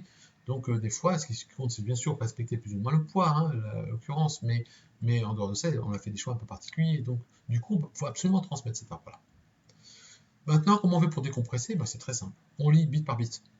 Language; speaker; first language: French; native; French